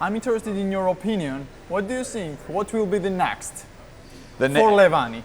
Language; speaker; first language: English; non-native, fluent; Georgian